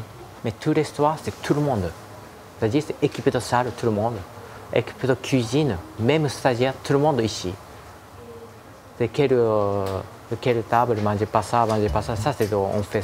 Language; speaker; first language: French; non-native, learner; Japanese